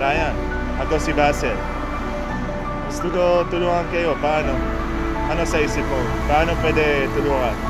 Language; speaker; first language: Filipino; non-native, fluent; Arabic